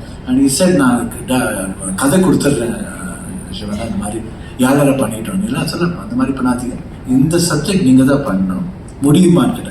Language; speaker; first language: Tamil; non-native, local second language; Kannada